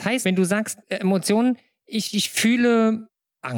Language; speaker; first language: German; native; German